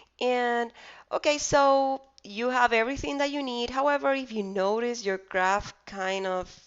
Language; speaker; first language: English; non-native, fluent; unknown